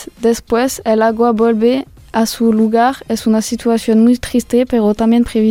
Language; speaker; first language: Spanish; non-native, learner; French